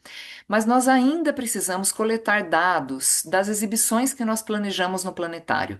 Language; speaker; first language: Portuguese; native; Portuguese